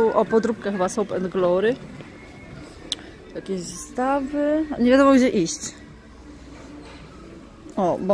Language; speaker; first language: Polish; native; Polish